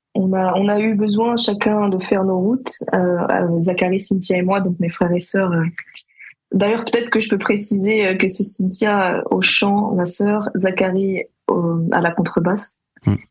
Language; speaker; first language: French; native; French